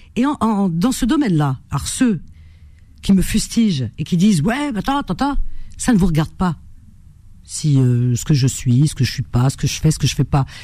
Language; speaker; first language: French; native; French